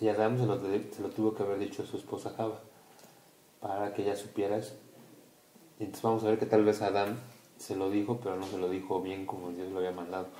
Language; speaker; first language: Spanish; native; Spanish